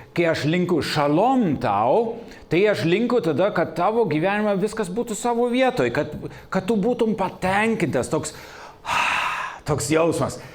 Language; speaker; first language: Lithuanian; non-native, fluent; German